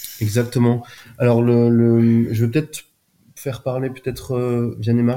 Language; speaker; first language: French; native; French